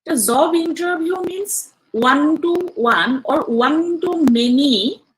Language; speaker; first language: English; non-native, local second language; Assamese